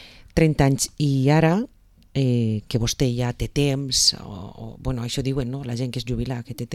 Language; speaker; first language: Catalan; native; Catalan